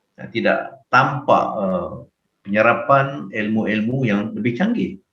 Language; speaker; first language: Malay; native; Malay